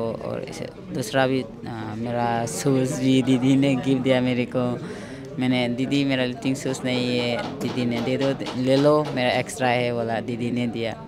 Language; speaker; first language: Hindi; non-native, local second language; Manipuri